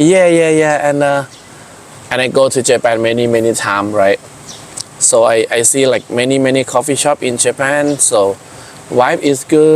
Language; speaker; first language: English; non-native, learner; Thai